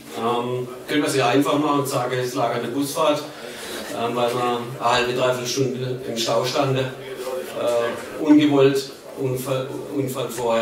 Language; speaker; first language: German; native; German